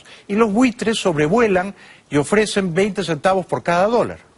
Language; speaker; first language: Spanish; native; Spanish